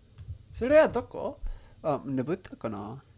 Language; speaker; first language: Japanese; non-native, learner; English